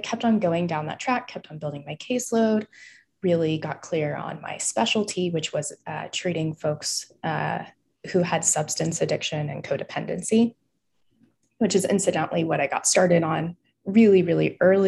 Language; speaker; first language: English; native; English